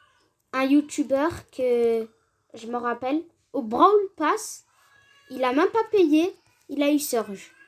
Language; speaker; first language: French; native; French